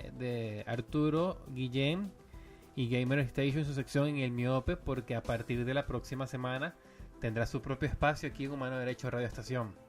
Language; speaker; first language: Spanish; native; Spanish